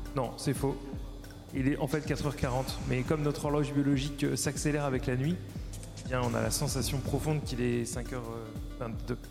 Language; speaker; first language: French; native; French